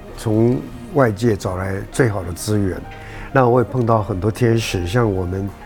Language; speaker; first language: Chinese; native; Chinese